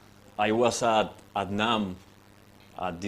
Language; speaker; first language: English; non-native, fluent; Spanish